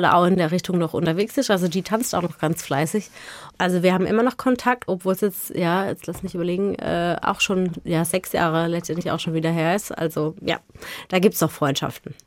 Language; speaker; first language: German; native; German